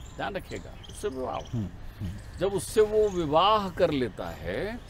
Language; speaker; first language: Hindi; native; Hindi